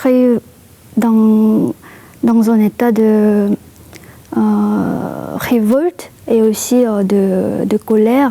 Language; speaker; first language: French; non-native, fluent; Korean